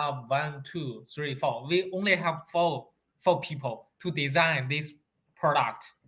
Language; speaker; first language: English; non-native, learner; Chinese